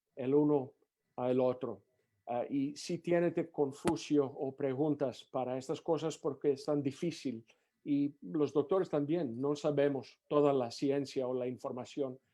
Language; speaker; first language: Spanish; non-native, learner; English